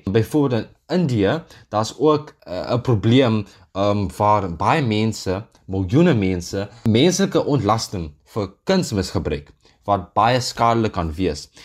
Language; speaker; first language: Afrikaans; native; Afrikaans